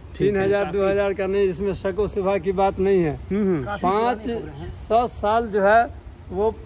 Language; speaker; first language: Hindi; native; Hindi